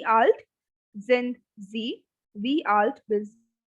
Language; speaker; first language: German; non-native, fluent; Hindi